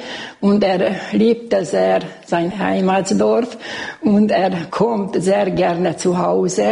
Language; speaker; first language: German; non-native, local second language; Hungarian